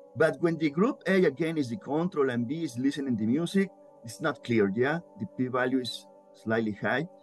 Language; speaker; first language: English; non-native, fluent; Spanish